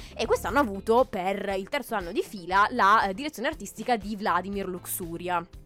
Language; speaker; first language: Italian; native; Italian